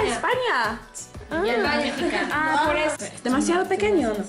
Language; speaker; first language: Spanish; non-native, learner; English